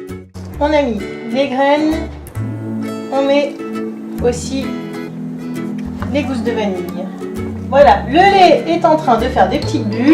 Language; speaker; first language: French; native; French